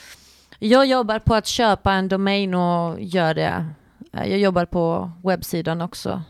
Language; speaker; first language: Swedish; non-native, fluent; Greek